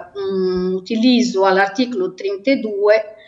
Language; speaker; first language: Italian; non-native, fluent; Portuguese